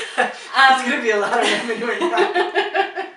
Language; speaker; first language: English; native; English